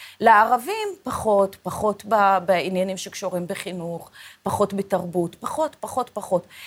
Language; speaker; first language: Hebrew; non-native, local second language; Arabic